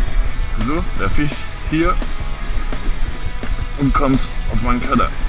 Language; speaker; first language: German; non-native, learner; French